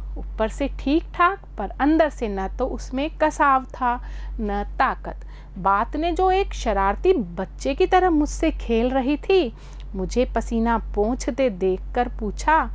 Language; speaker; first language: Hindi; native; Hindi